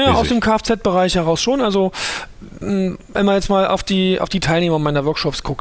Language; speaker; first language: German; native; German